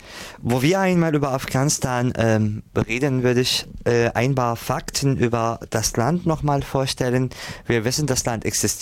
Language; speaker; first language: German; non-native, fluent; Arabic